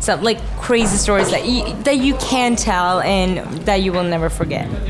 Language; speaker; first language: English; non-native, fluent; Swedish